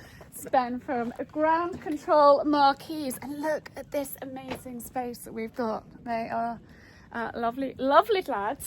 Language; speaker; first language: English; native; English